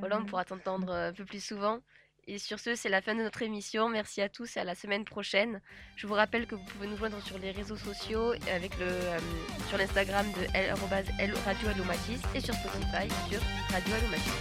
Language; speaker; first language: French; native; French